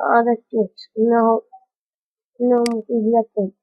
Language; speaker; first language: Arabic; native; Arabic